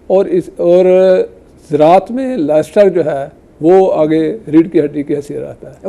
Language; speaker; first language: Urdu; non-native, local second language; Punjabi